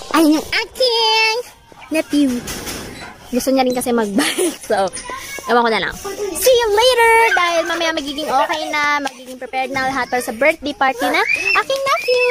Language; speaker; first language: Filipino; non-native, local second language; Cebuano